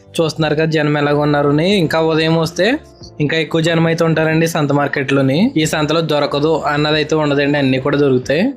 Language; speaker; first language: Telugu; native; Telugu